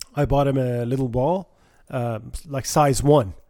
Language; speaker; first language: English; non-native, fluent; Persian